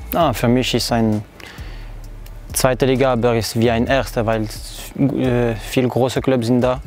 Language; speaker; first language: German; non-native, learner; French